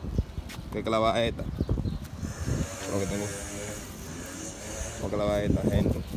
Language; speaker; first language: Spanish; native; Spanish